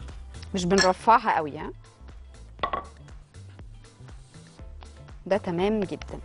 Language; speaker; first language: Arabic; native; Arabic